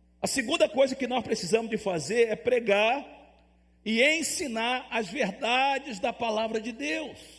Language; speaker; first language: Portuguese; native; Portuguese